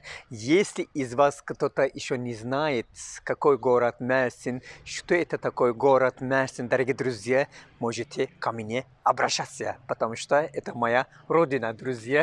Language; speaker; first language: Russian; non-native, learner; Turkish